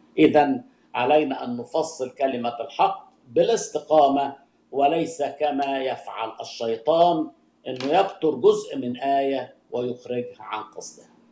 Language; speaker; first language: Arabic; native; Arabic